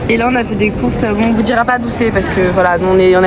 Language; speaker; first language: French; native; French